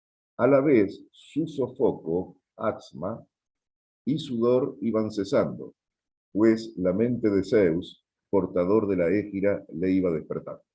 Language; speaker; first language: Spanish; native; Spanish